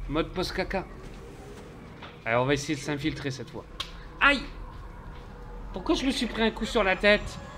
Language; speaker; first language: French; native; French